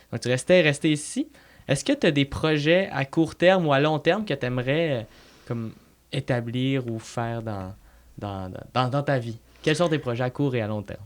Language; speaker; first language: French; native; French